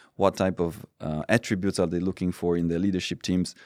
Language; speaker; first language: English; non-native, fluent; Romanian